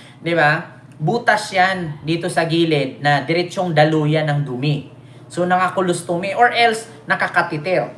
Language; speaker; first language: Filipino; native; Filipino